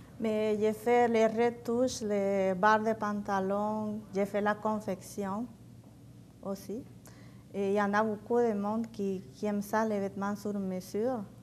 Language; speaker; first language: French; non-native, fluent; Spanish